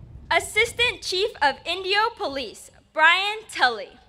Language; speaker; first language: English; early bilingual, other home language; Spanish